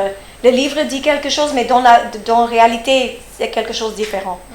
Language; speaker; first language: French; early bilingual, heritage; French